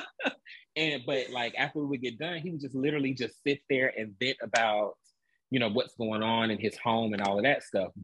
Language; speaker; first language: English; native; English